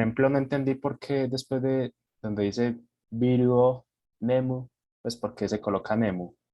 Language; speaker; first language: Spanish; native; Spanish